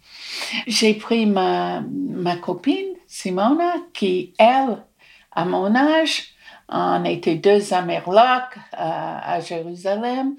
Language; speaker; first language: French; non-native, fluent; English